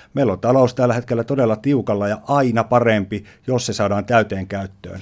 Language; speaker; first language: Finnish; native; Finnish